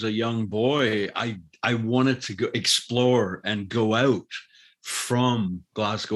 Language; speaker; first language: English; native; English